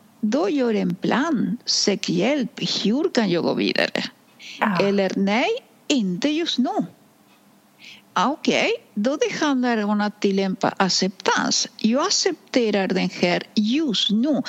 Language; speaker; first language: Swedish; non-native, fluent; Spanish